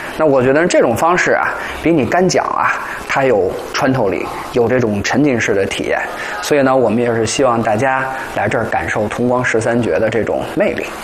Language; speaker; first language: Chinese; native; Chinese